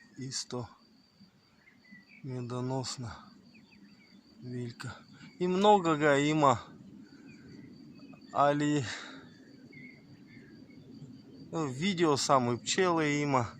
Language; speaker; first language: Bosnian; non-native, learner; Russian